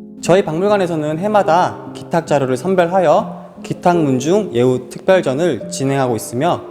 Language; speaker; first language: Korean; native; Korean